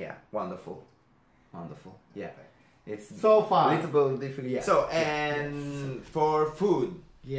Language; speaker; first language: English; non-native, fluent; Italian